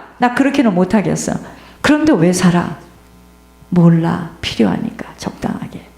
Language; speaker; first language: Korean; native; Korean